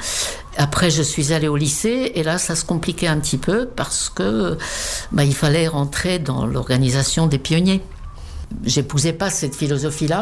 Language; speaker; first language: French; non-native, fluent; Czech